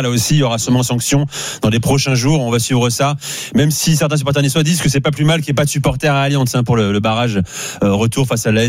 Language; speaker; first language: French; native; French